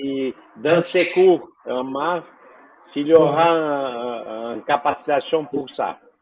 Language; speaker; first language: French; non-native, fluent; Portuguese